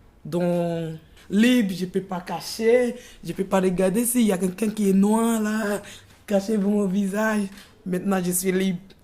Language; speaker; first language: French; non-native, learner; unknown